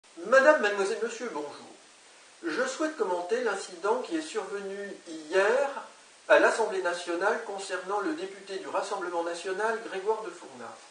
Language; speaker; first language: French; native; French